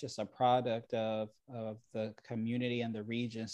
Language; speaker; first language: English; native; English